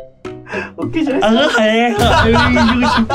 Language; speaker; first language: Japanese; native; Japanese